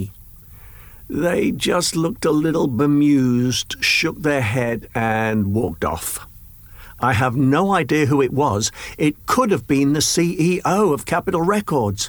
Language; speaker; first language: English; native; English